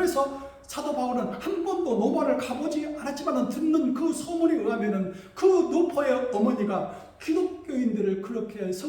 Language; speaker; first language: Korean; native; Korean